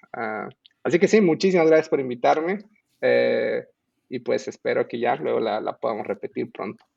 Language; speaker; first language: Spanish; native; Spanish